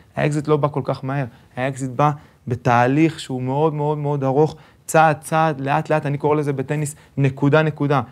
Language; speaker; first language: Hebrew; early bilingual, other home language; Spanish